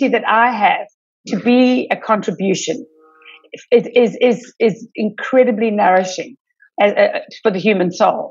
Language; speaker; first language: English; native; English